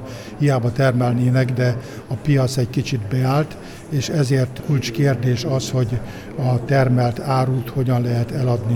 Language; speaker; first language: Hungarian; native; Hungarian